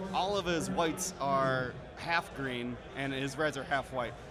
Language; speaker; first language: English; native; English